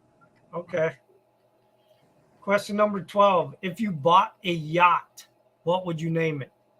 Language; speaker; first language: English; native; English